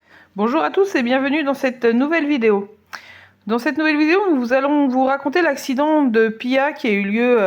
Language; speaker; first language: French; native; French